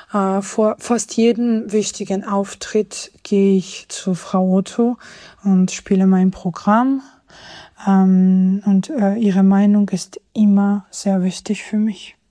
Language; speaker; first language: German; non-native, fluent; Georgian